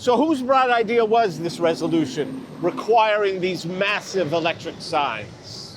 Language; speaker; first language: English; native; English